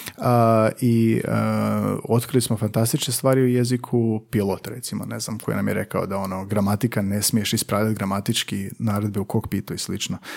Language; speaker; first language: Croatian; native; Croatian